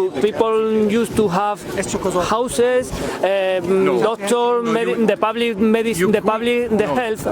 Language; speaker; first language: English; non-native, learner; Spanish